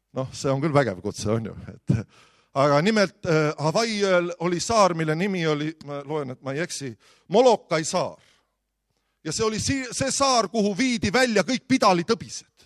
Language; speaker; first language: Estonian; native; Estonian